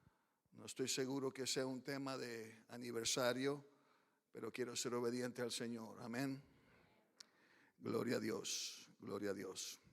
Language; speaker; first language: Spanish; early bilingual, heritage; Spanish